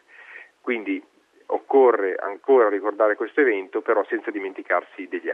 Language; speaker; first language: Italian; native; Italian